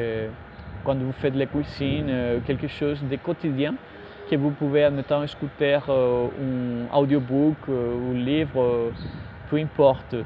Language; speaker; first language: French; non-native, fluent; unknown